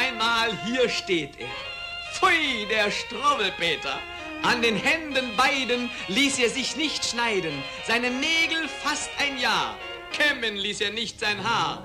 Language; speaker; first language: German; native; German